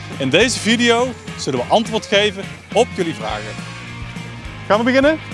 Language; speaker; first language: Dutch; native; Dutch